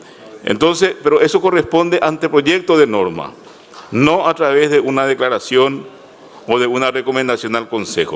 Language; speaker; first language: Spanish; native; Spanish